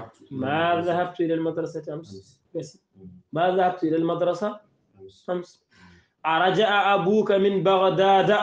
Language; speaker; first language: Arabic; non-native, fluent; Wolof